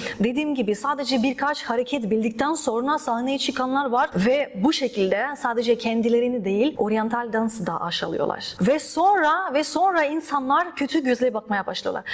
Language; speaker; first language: Turkish; early bilingual, other home language; Russian